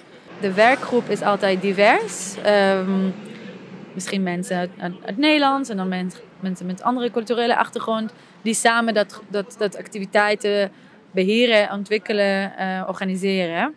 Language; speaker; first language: Dutch; non-native, fluent; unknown